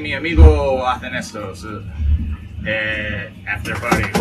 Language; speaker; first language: Spanish; non-native, learner; English